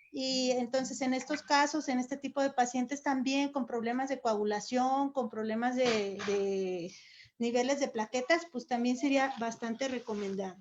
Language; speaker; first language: Spanish; native; Spanish